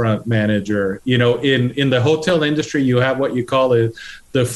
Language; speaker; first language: English; non-native, fluent; Spanish